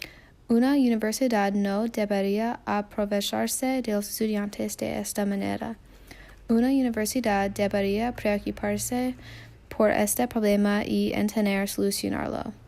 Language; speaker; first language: Spanish; non-native, learner; English